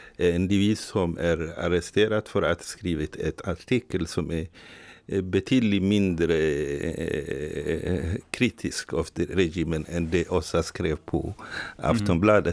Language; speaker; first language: Swedish; non-native, fluent; Tigrinya